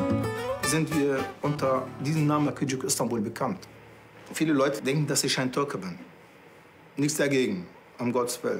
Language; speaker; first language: German; non-native, fluent; Arabic